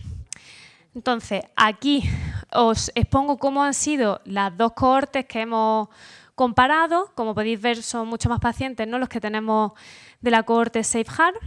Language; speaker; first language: Spanish; native; Spanish